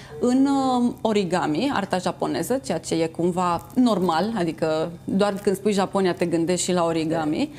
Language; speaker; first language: Romanian; native; Romanian